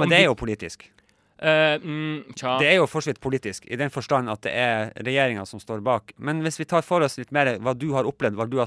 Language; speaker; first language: Norwegian; native; Norwegian